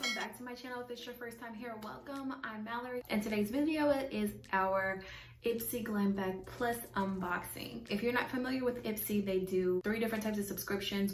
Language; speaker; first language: English; native; English